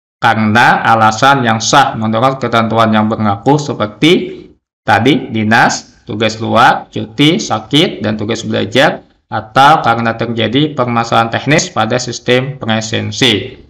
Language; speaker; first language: Indonesian; native; Indonesian